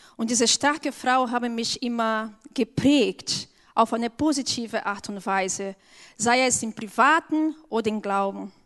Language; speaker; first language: German; non-native, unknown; Portuguese